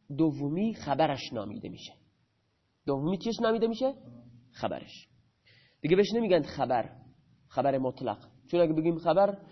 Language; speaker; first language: Persian; non-native, local second language; Baluchi